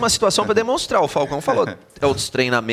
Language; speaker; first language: Portuguese; native; Portuguese